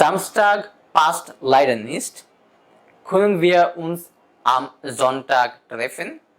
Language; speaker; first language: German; non-native, fluent; Bangla